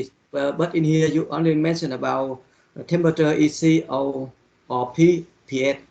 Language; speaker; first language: English; non-native, learner; Vietnamese